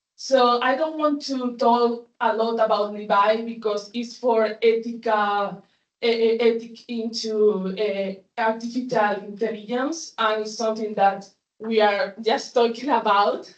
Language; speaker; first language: English; non-native, fluent; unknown